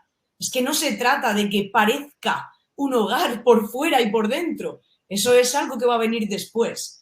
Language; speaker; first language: Spanish; native; Spanish